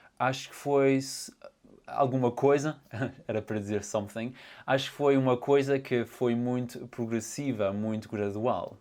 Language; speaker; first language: Portuguese; early bilingual, heritage; Portuguese